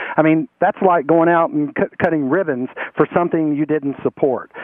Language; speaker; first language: English; native; English